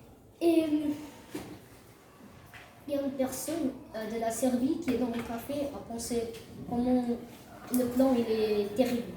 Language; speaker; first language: French; non-native, learner; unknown